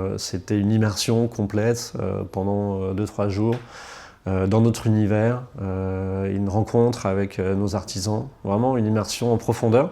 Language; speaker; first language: French; native; French